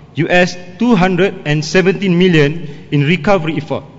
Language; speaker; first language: English; non-native, local second language; Malay